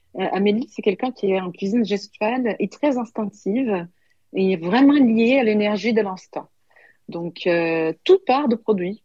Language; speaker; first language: French; non-native, fluent; Portuguese